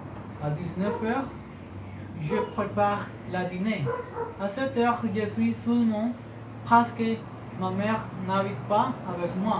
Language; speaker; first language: French; non-native, learner; Spanish